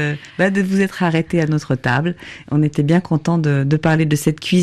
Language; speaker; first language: French; native; French